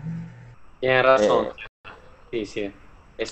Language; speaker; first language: Spanish; non-native, fluent; Italian